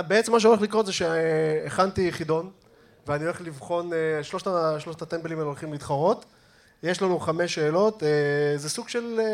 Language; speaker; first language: Hebrew; early bilingual, other home language; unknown